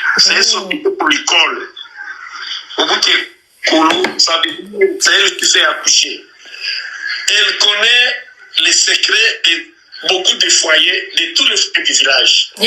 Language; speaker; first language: French; non-native, local second language; Nande